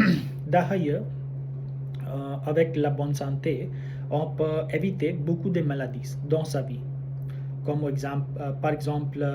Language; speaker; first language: French; non-native, learner; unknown